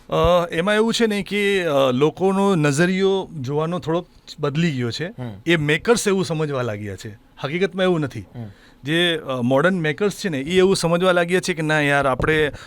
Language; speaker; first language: Gujarati; native; Gujarati